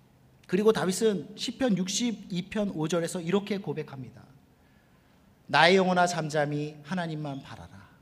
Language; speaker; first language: Korean; native; Korean